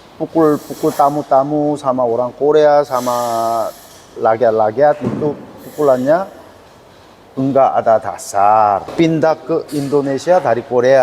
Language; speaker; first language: Indonesian; non-native, learner; Korean